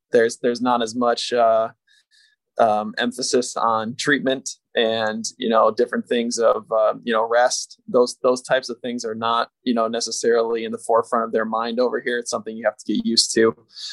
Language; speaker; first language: English; native; English